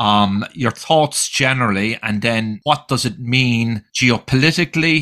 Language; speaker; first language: English; native; English